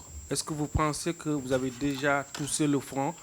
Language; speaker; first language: French; native; French